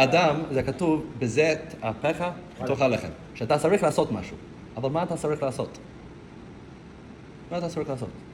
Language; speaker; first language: Hebrew; non-native, fluent; English